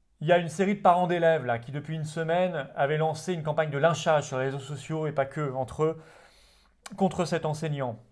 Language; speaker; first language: French; native; French